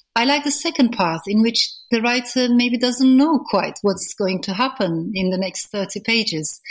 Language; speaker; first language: English; non-native, fluent; Turkish